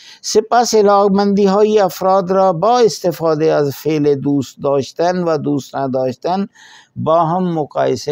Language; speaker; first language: Persian; non-native, fluent; Urdu